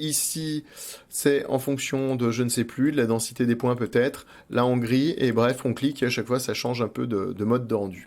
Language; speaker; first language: French; native; French